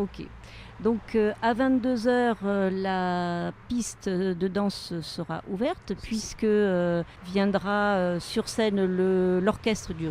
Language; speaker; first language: French; native; French